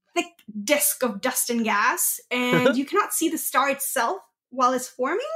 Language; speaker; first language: English; non-native, local second language; Gujarati